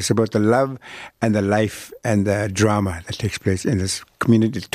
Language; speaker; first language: English; non-native, fluent; Cree